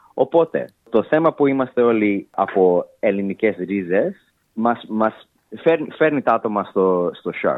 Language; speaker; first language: Greek; early bilingual, heritage; English